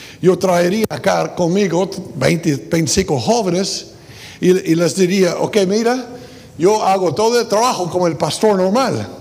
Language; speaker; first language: Spanish; non-native, fluent; English